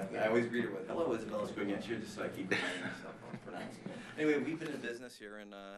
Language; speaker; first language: English; native; English